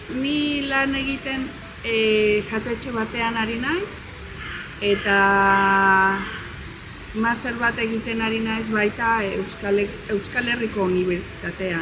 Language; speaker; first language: Basque; non-native, learner; Spanish